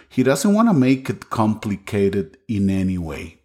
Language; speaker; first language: English; non-native, fluent; Spanish